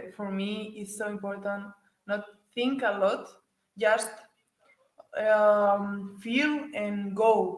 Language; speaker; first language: English; non-native, learner; Spanish